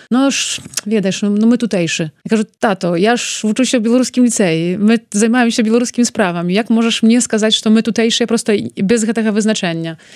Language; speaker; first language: Belarusian; native; Belarusian